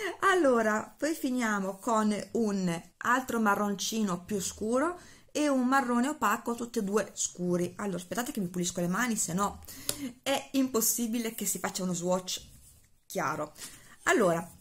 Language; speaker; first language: Italian; native; Italian